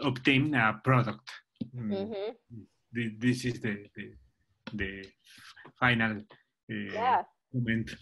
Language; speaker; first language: English; non-native, learner; Spanish